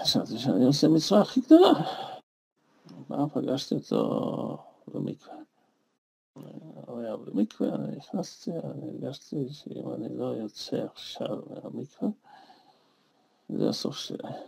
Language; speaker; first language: Hebrew; non-native, fluent; Russian